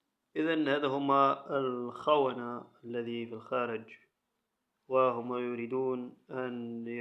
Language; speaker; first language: Arabic; native; Arabic